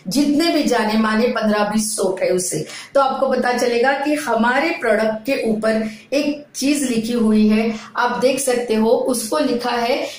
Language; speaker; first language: Hindi; non-native, local second language; Marathi